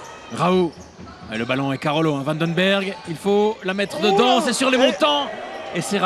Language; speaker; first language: French; native; French